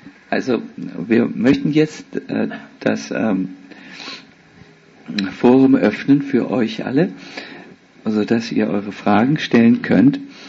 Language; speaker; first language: German; native; German